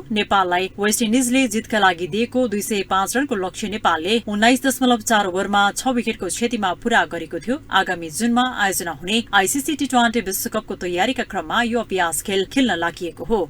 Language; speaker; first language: Nepali; native; Nepali